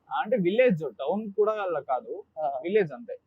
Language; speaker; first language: Telugu; non-native, learner; Kannada